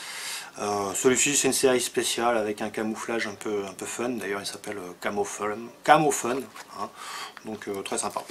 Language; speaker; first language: French; native; French